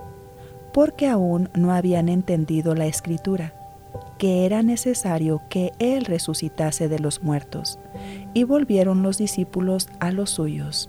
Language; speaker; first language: Spanish; native; Spanish